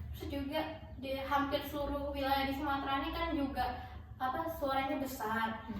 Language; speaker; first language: Indonesian; non-native, local second language; Minangkabau